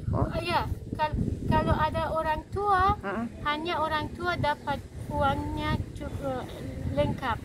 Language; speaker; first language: Indonesian; non-native, learner; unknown